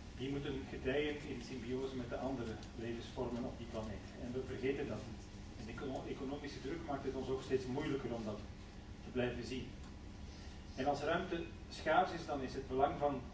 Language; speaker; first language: Dutch; native; Dutch